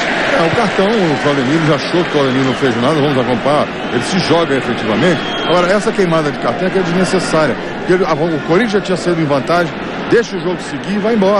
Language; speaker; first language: Portuguese; native; Portuguese